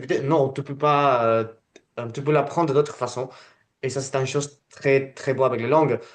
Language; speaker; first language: French; non-native, fluent; Spanish